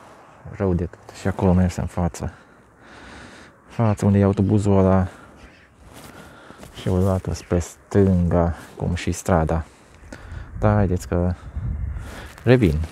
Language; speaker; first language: Romanian; non-native, local second language; Hungarian